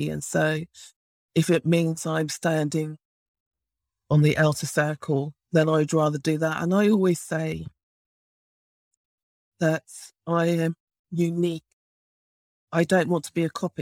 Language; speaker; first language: English; native; English